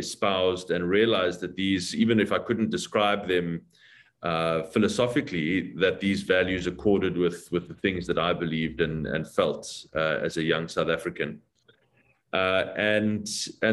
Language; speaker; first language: English; native; English